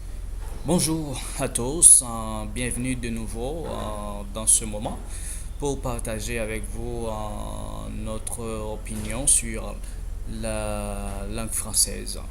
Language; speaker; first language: French; non-native, fluent; Spanish